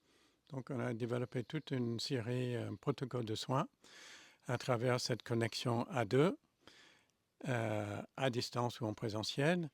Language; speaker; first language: French; non-native, fluent; English